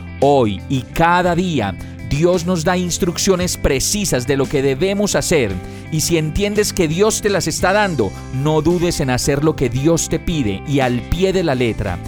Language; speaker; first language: Spanish; native; Spanish